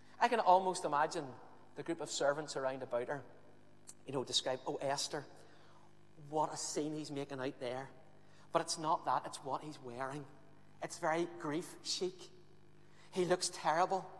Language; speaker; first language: English; native; English